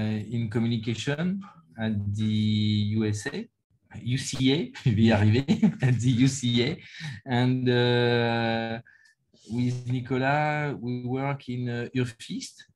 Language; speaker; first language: English; non-native, learner; French